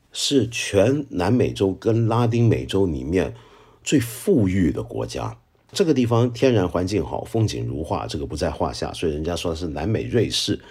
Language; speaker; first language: Chinese; non-native, local second language; Cantonese